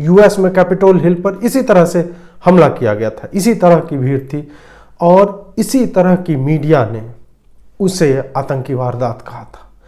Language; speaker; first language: Hindi; native; Hindi